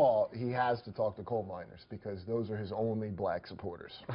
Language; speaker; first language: English; native; English